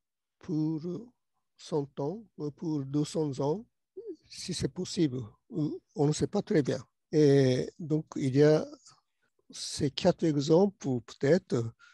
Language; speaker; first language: French; non-native, learner; Japanese